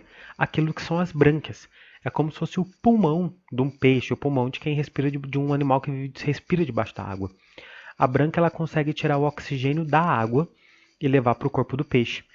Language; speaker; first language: Portuguese; native; Portuguese